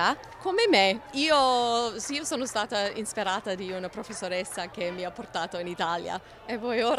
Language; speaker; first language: Italian; non-native, fluent; English